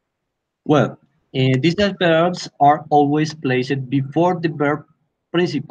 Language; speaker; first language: English; non-native, learner; Spanish